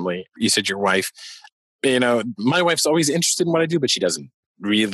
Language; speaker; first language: English; native; English